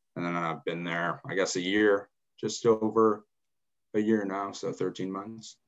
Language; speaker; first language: English; native; English